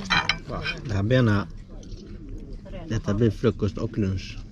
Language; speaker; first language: Swedish; native; Swedish